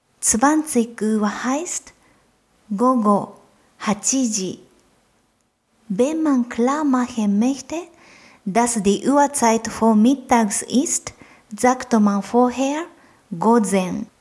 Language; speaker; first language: German; non-native, fluent; Japanese